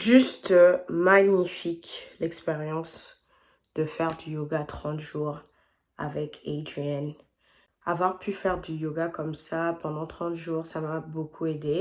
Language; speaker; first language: French; non-native, fluent; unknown